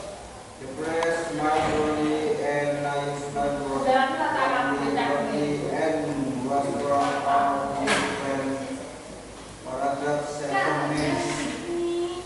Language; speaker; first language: English; non-native, learner; Indonesian